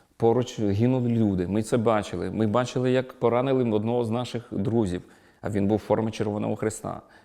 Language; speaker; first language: Ukrainian; non-native, local second language; Russian